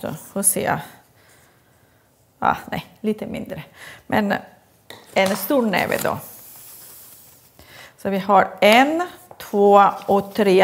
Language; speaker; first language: Swedish; non-native, fluent; Italian